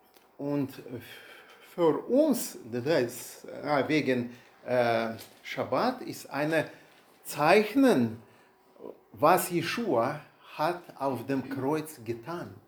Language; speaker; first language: German; non-native, learner; Russian